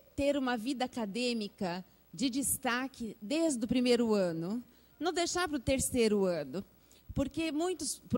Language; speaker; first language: Portuguese; native; Portuguese